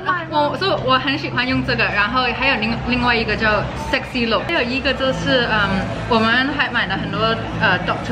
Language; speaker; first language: Chinese; non-native, local second language; Cantonese